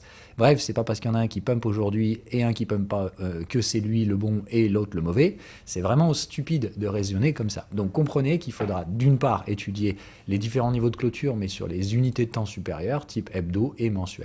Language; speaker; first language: French; native; French